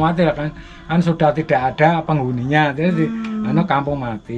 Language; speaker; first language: Indonesian; non-native, local second language; Javanese